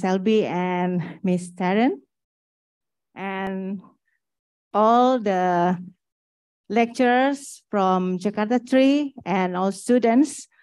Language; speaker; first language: English; non-native, fluent; Indonesian